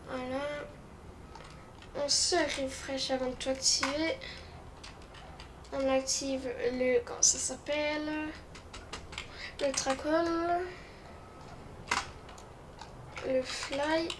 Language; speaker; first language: French; native; French